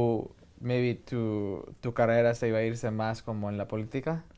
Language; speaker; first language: Spanish; early bilingual, heritage; Spanish